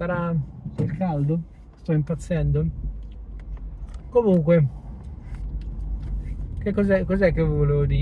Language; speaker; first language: Italian; native; Italian